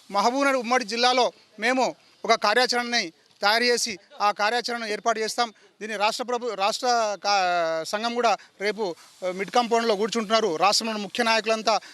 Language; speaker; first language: Telugu; non-native, local second language; Lambadi